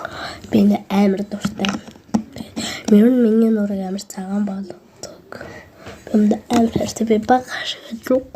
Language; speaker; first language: Mongolian; early bilingual, heritage; Mongolian